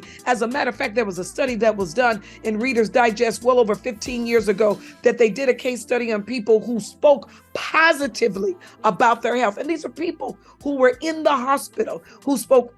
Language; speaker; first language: English; native; English